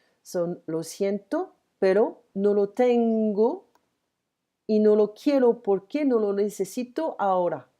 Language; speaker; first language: Spanish; non-native, fluent; French